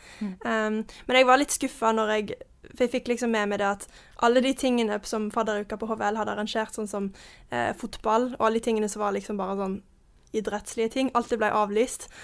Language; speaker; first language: Norwegian; early bilingual, heritage; Norwegian